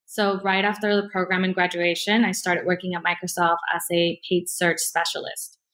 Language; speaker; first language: English; early bilingual, other home language; Spanish